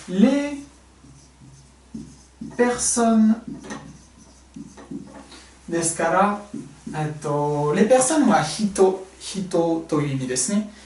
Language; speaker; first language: Japanese; non-native, fluent; French